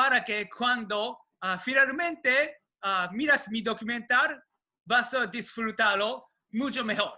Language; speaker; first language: Spanish; non-native, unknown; Japanese